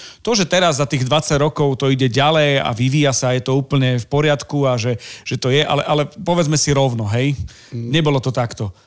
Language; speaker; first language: Slovak; native; Slovak